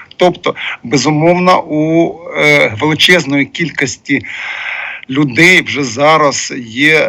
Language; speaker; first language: Ukrainian; non-native, local second language; Russian